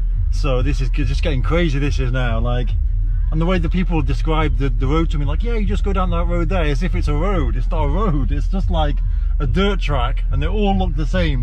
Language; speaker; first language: English; native; English